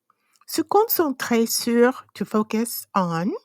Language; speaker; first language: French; non-native, fluent; English